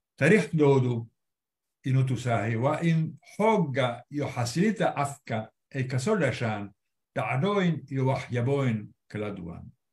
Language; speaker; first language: Somali; non-native, fluent; Italian